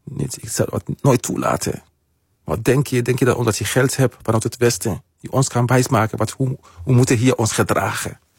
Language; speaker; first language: Dutch; non-native, fluent; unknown